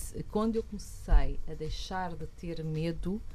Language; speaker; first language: Portuguese; native; Portuguese